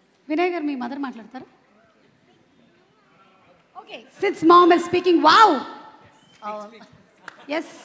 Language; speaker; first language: Telugu; native; Telugu